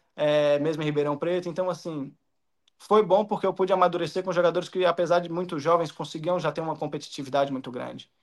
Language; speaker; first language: Portuguese; native; Portuguese